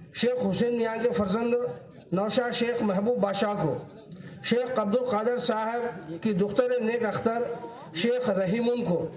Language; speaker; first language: Urdu; native; Urdu